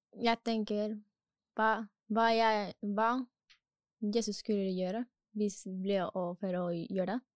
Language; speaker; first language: Norwegian; non-native, learner; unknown